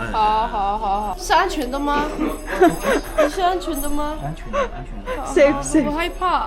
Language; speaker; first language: Chinese; non-native, learner; Korean